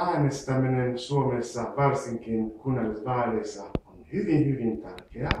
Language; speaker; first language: Finnish; non-native, fluent; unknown